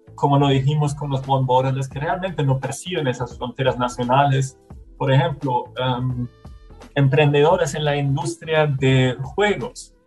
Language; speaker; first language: Spanish; non-native, fluent; German